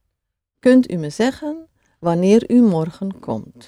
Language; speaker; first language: Dutch; non-native, fluent; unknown